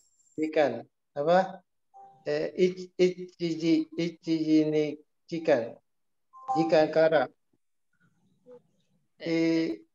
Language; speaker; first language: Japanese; non-native, learner; Indonesian